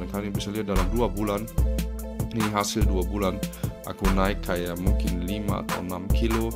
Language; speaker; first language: Indonesian; early bilingual, heritage; Indonesian